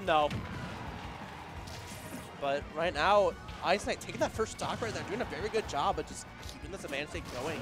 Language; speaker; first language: English; native; English